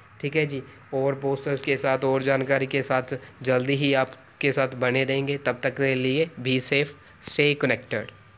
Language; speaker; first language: Hindi; non-native, local second language; Punjabi